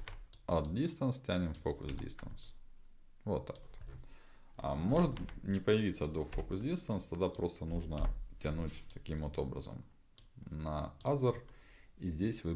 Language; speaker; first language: Russian; native; Russian